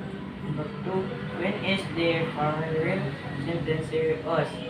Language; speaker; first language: English; non-native, learner; Indonesian